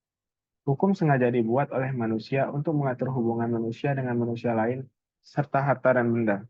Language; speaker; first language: Indonesian; native; Indonesian